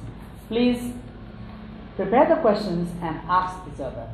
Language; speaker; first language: English; non-native, local second language; Nepali